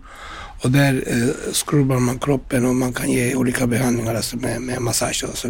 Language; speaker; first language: Swedish; non-native, fluent; Turkish